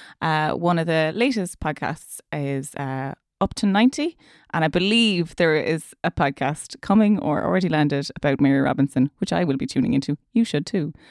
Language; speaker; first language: English; native; English